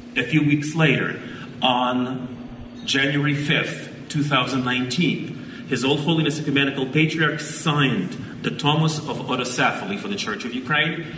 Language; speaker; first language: English; non-native, fluent; Ukrainian